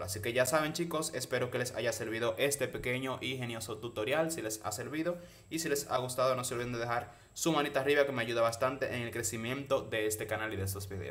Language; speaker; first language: Spanish; native; Spanish